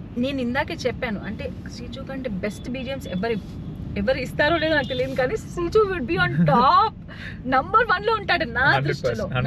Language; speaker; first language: Telugu; native; Telugu